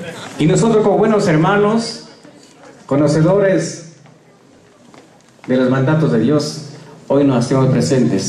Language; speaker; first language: Spanish; native; Spanish